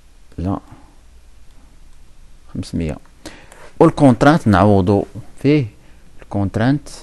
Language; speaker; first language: Arabic; native; Arabic